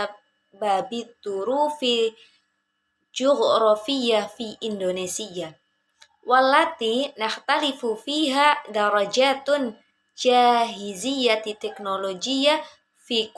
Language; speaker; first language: Arabic; non-native, learner; Indonesian